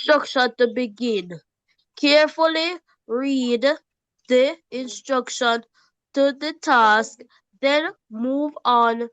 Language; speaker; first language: English; native; English